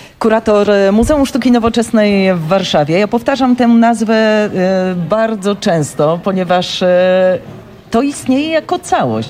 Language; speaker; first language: Polish; native; Polish